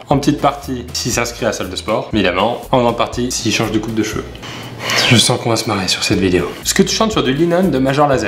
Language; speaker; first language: French; native; French